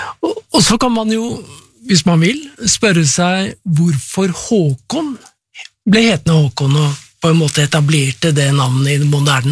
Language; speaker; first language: Norwegian; native; Norwegian